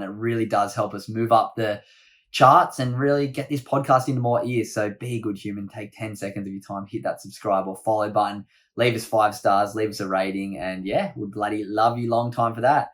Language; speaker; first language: English; native; English